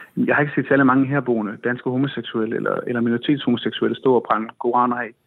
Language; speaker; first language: Danish; native; Danish